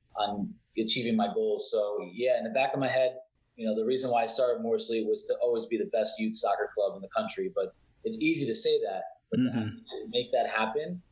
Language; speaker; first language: English; early bilingual, other home language; Italian